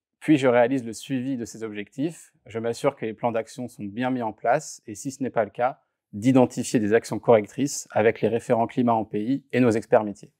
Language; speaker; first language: French; native; French